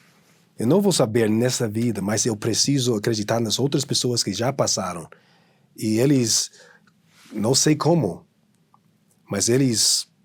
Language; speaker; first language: Portuguese; non-native, fluent; English